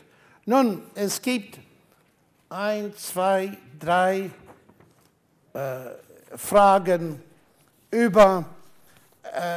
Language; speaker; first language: German; non-native, fluent; English